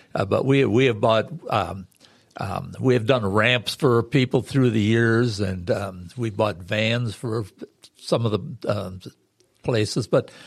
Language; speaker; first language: English; native; English